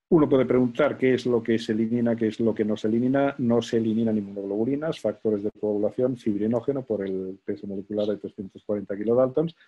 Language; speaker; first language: Spanish; native; Spanish